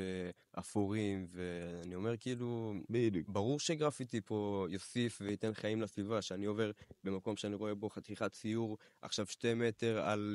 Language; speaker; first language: Hebrew; native; Hebrew